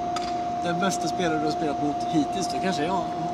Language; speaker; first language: Swedish; native; Swedish